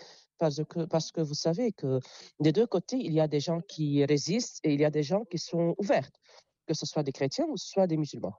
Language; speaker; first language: French; non-native, local second language; Arabic